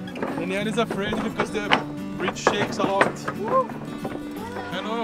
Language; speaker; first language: English; non-native, learner; Portuguese